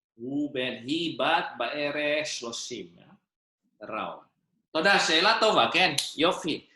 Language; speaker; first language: Hebrew; non-native, fluent; Indonesian